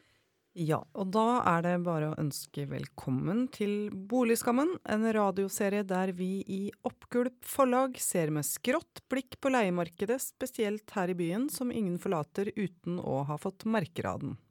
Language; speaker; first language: Norwegian; native; Norwegian